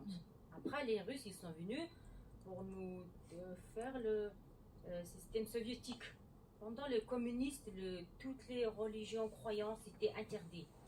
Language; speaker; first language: French; non-native, learner; Mongolian